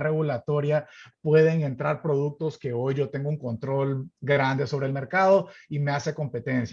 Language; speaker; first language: Spanish; native; Spanish